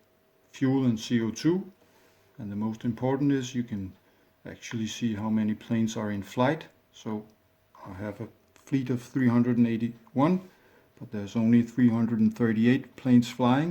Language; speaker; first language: English; non-native, fluent; Danish